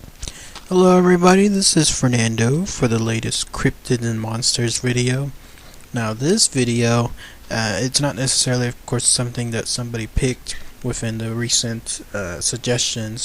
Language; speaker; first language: English; native; English